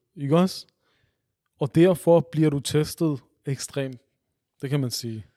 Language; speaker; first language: Danish; early bilingual, other home language; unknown